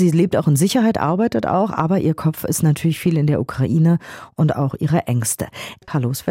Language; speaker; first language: German; native; German